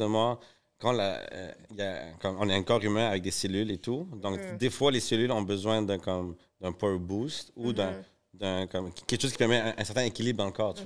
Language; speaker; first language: French; native; French